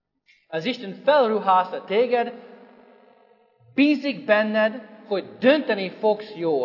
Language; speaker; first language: Hungarian; non-native, fluent; English